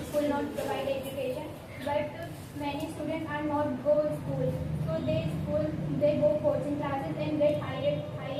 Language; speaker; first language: English; non-native, learner; Hindi